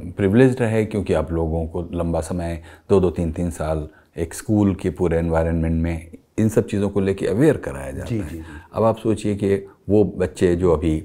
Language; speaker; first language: Hindi; native; Hindi